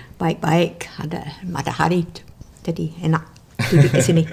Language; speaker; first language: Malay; non-native, fluent; English